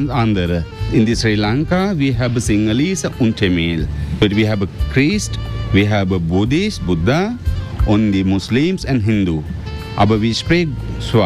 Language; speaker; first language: German; non-native, learner; Sinhala